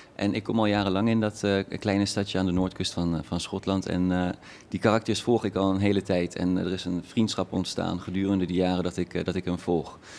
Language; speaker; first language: Dutch; early bilingual, other home language; Persian